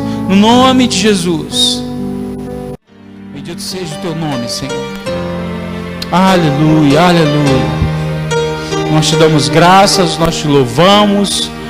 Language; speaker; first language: Portuguese; native; Portuguese